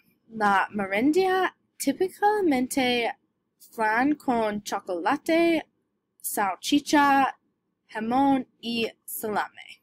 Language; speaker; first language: Spanish; non-native, learner; English